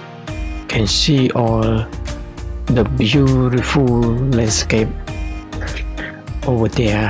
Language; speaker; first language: English; non-native, learner; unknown